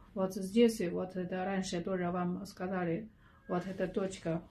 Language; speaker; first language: Russian; non-native, learner; Chinese